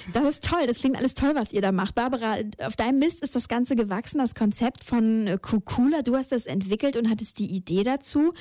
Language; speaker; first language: German; native; German